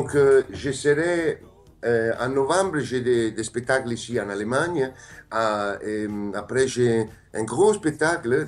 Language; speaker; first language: French; non-native, fluent; Italian